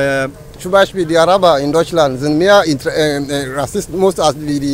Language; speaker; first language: German; non-native, learner; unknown